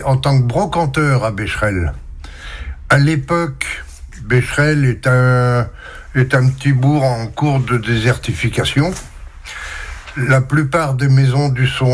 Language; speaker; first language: French; native; French